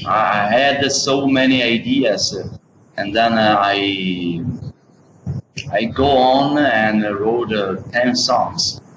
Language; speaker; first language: English; non-native, learner; Italian